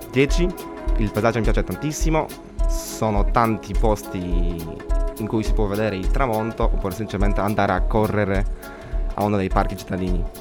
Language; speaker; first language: Italian; non-native, fluent; Polish